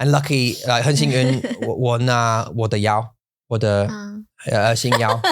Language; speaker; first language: Chinese; non-native, learner; English